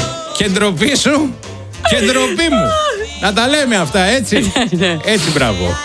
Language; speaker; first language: Greek; native; Greek